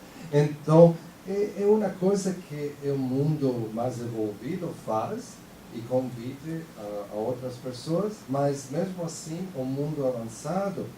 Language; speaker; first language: Portuguese; non-native, fluent; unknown